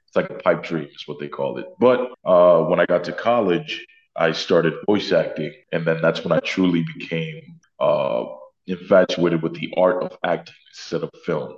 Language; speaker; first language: English; early bilingual, other home language; Spanish